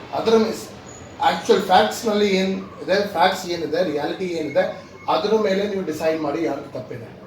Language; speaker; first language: Kannada; non-native, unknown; Hindi